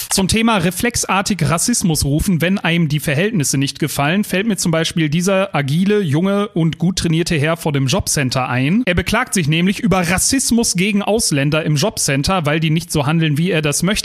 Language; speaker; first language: German; native; German